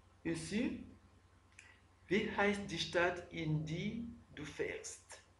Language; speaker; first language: German; non-native, fluent; French